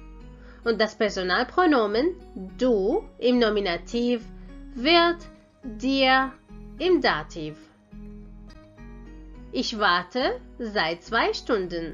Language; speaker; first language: German; non-native, fluent; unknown